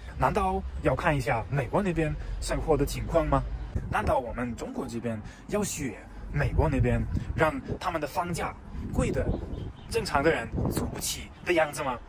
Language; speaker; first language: Chinese; non-native, fluent; German